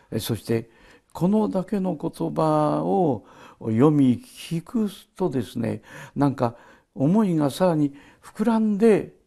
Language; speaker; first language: Japanese; native; Japanese